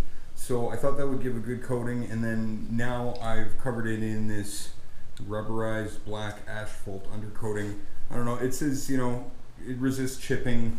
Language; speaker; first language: English; native; English